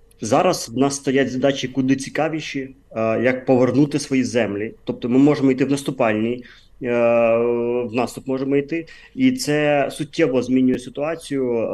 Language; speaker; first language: Ukrainian; non-native, fluent; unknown